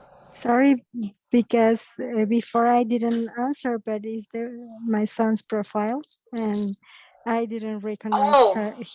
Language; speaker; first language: English; non-native, learner; Spanish